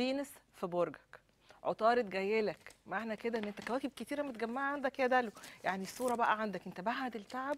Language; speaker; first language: Arabic; native; Arabic